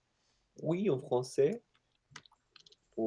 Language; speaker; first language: French; non-native, fluent; Spanish